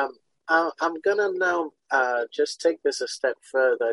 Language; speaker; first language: English; non-native, local second language; Yoruba